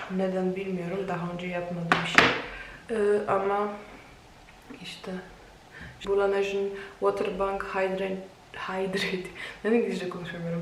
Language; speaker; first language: Turkish; non-native, fluent; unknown